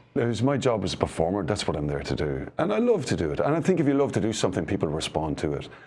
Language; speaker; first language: English; native; English